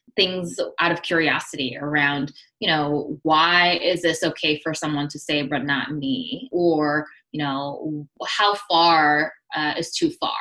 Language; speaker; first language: English; early bilingual, other home language; Korean